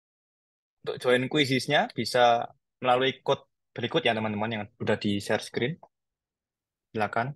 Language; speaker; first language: Indonesian; native; Indonesian